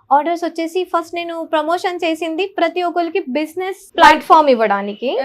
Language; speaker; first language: Telugu; non-native, local second language; Marathi